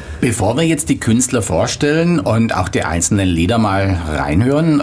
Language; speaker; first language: German; native; German